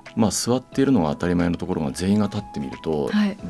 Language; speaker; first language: Japanese; native; Japanese